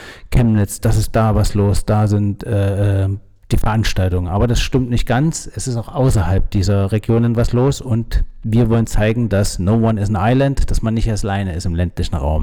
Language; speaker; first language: German; native; German